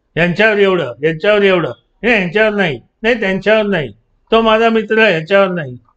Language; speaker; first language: Marathi; native; Marathi